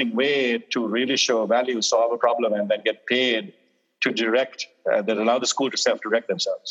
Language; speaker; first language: English; non-native, local second language; Sinhala